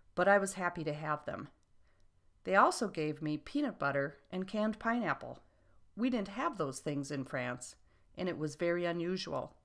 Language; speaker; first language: English; non-native, fluent; French